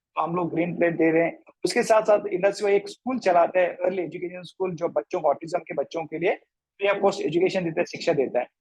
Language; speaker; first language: Hindi; non-native, local second language; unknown